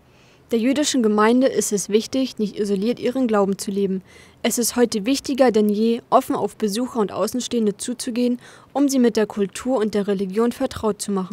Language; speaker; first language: German; native; German